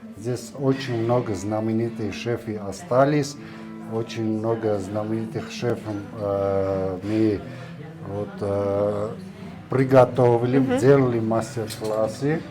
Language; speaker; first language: Russian; non-native, local second language; Armenian